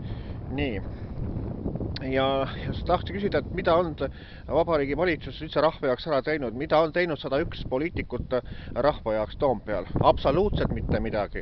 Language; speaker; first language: Estonian; native; Estonian